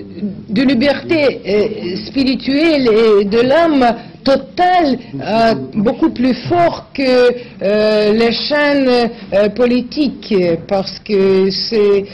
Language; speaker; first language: French; non-native, fluent; Russian